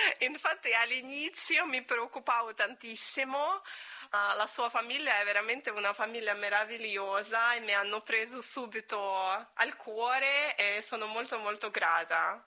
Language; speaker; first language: Italian; non-native, fluent; Latvian